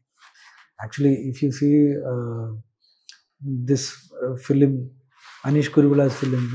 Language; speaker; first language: Telugu; non-native, learner; Malayalam